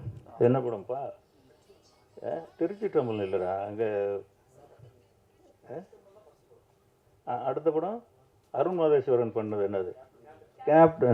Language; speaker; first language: Tamil; native; Tamil